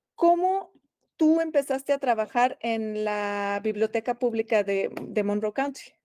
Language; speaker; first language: Spanish; native; Spanish